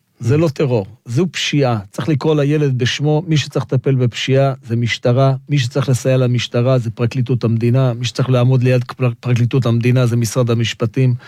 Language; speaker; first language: Hebrew; non-native, local second language; Arabic